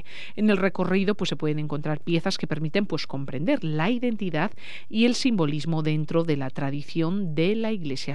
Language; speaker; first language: Spanish; native; Spanish